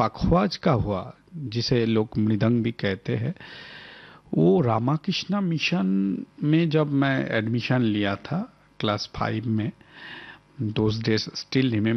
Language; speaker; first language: Hindi; non-native, local second language; Bangla